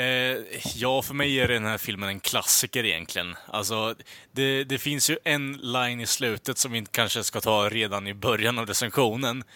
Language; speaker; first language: Swedish; native; Swedish